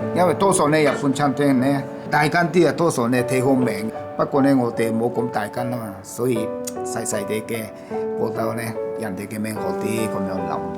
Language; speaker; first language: Cantonese; non-native, fluent; Japanese